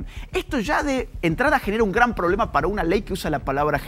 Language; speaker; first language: Spanish; native; Spanish